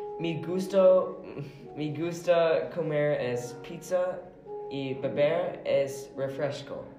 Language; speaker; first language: Spanish; non-native, learner; English